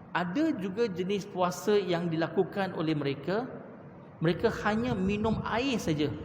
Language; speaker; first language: Malay; non-native, local second language; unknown